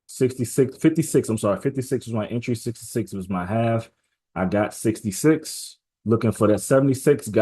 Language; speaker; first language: English; native; English